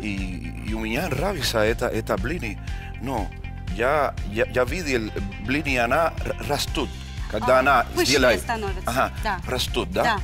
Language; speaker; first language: Russian; non-native, learner; Spanish